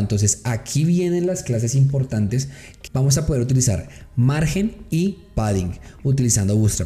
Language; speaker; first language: Spanish; native; Spanish